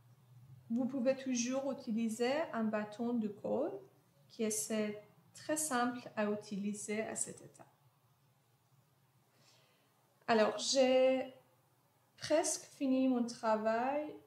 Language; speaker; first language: French; non-native, fluent; Persian